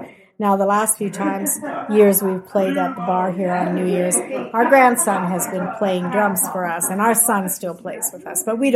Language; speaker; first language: English; native; English